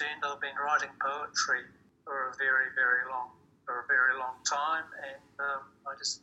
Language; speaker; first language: English; native; English